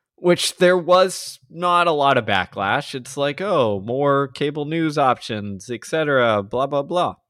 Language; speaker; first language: English; native; English